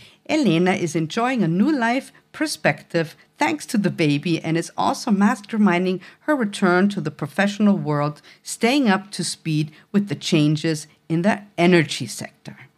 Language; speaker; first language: English; non-native, fluent; German